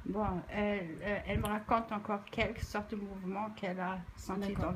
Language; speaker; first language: French; non-native, fluent; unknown